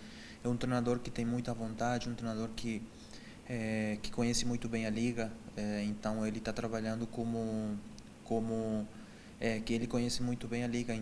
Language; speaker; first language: Portuguese; non-native, fluent; Spanish